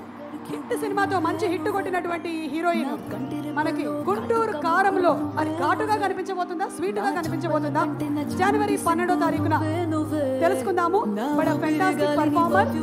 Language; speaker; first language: Telugu; native; Telugu